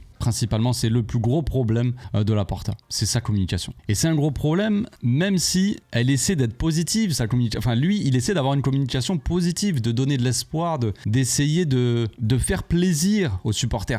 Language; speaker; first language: French; native; French